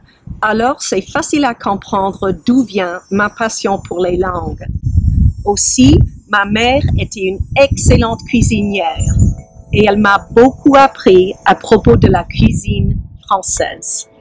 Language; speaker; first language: French; early bilingual, heritage; French